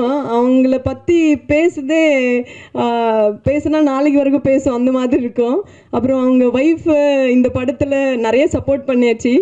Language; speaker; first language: Tamil; non-native, fluent; Punjabi